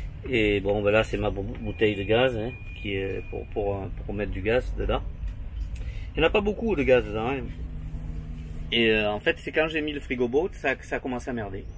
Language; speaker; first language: French; native; French